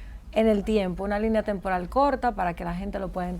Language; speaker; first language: Spanish; native; Spanish